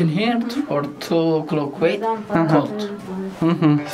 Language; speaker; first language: English; non-native, learner; Arabic